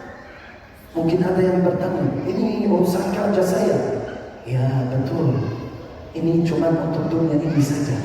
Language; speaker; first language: Indonesian; non-native, fluent; Arabic